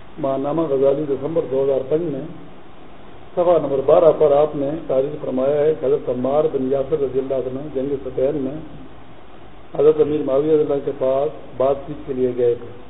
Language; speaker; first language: Urdu; non-native, local second language; Pashto